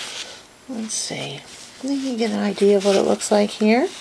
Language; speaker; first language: English; native; English